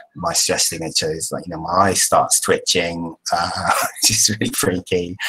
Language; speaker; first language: English; native; English